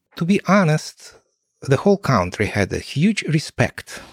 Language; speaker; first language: English; non-native, fluent; Ukrainian